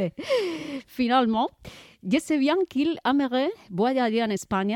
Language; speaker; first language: French; non-native, learner; Spanish